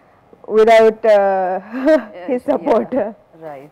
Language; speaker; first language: Telugu; non-native, local second language; Tamil